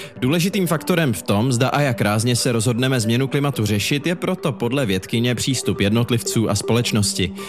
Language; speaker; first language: Czech; native; Czech